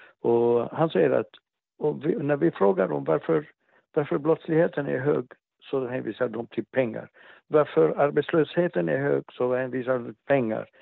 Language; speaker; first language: Swedish; non-native, fluent; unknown